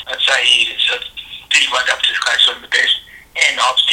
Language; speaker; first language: English; native; English